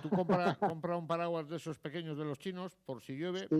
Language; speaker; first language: Spanish; native; Spanish